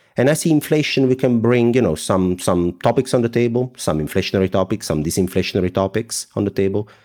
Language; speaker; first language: English; non-native, fluent; Italian